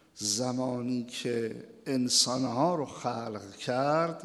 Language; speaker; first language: Persian; native; Persian